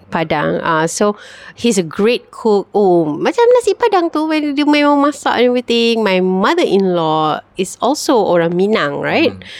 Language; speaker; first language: English; non-native, local second language; Malay